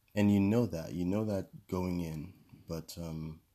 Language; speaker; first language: English; non-native, local second language; Yoruba